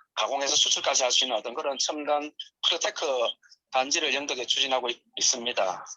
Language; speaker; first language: Korean; native; Korean